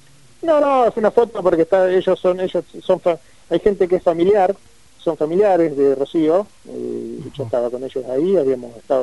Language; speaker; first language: Spanish; native; Spanish